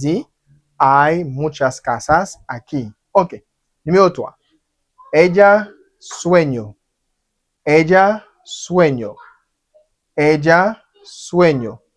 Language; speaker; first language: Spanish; non-native, fluent; Haitian Creole